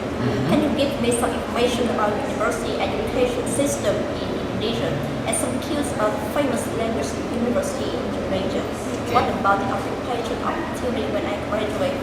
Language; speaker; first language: English; non-native, fluent; Vietnamese